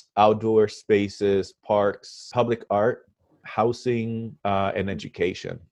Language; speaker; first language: English; non-native, fluent; Spanish